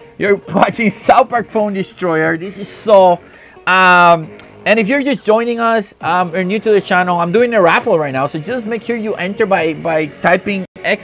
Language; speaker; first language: English; non-native, local second language; Spanish